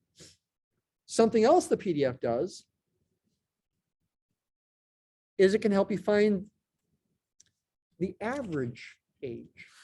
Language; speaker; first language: English; native; English